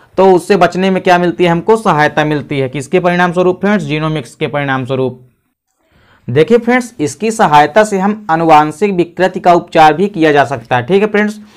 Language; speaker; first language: Hindi; native; Hindi